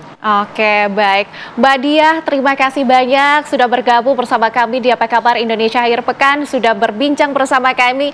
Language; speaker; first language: Indonesian; native; Indonesian